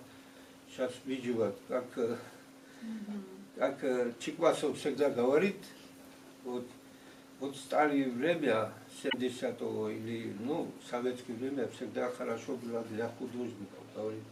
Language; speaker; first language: Russian; non-native, fluent; Georgian